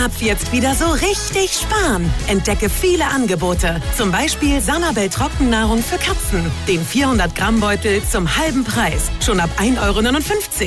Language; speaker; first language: German; native; German